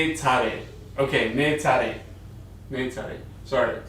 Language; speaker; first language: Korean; non-native, learner; English